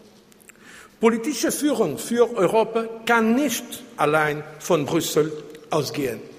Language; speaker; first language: German; non-native, fluent; Portuguese